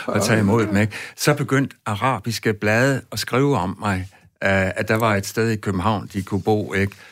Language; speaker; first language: Danish; native; Danish